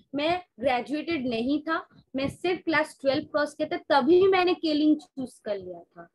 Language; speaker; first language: Hindi; non-native, local second language; Bangla